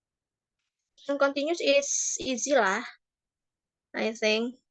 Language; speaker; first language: English; non-native, fluent; Indonesian